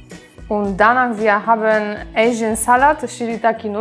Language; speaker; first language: German; non-native, learner; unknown